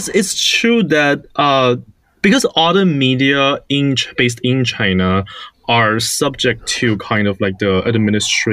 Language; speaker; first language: English; non-native, fluent; Chinese